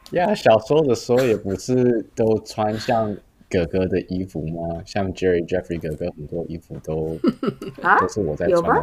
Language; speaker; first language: Chinese; early bilingual, heritage; Chinese